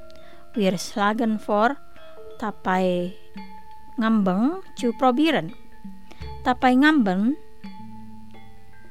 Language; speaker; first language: German; non-native, fluent; Indonesian